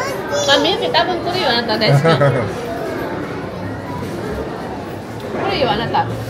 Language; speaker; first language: Japanese; non-native, learner; Filipino